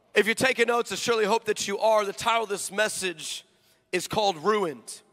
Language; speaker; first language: English; native; English